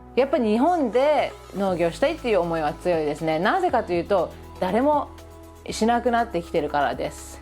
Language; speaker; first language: Japanese; early bilingual, other home language; English